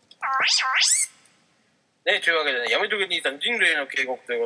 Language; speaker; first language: Japanese; native; Japanese